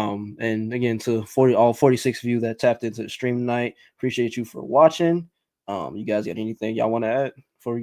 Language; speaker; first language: English; native; English